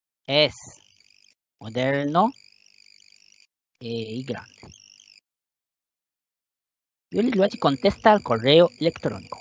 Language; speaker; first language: Spanish; non-native, fluent; Arabic